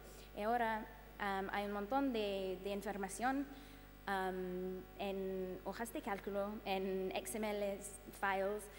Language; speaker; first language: Spanish; non-native, fluent; English